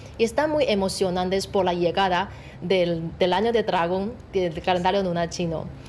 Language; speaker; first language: Spanish; non-native, fluent; Chinese